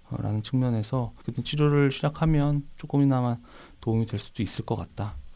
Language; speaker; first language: Korean; native; Korean